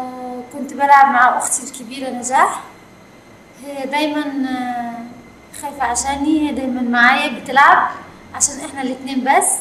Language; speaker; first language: Arabic; non-native, learner; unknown